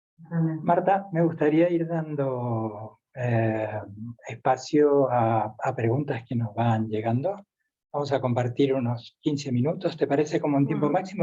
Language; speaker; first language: Spanish; native; Spanish